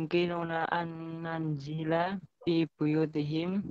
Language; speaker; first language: Arabic; non-native, learner; Indonesian